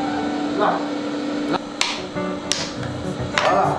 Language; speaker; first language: French; native; French